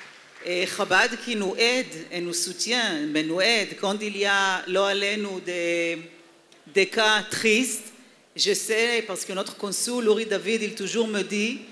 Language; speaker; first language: French; non-native, fluent; Hebrew